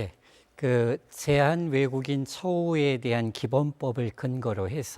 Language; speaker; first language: Korean; native; Korean